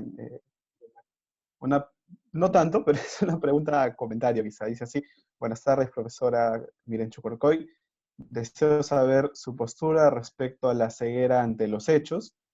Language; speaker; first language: Spanish; native; Spanish